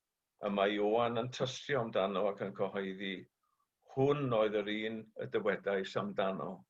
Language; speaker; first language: Welsh; native; Welsh